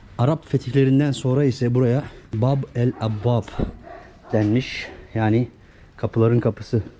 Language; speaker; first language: Turkish; native; Turkish